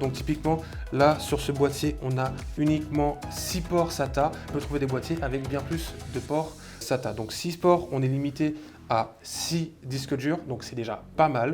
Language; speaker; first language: French; native; French